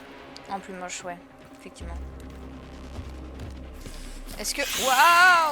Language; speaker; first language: French; native; French